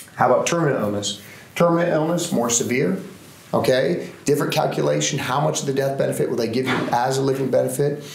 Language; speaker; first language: English; native; English